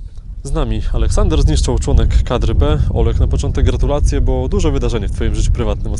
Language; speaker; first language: Polish; native; Polish